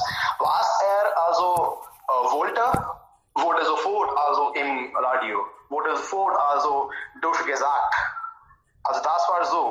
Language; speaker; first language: German; non-native, learner; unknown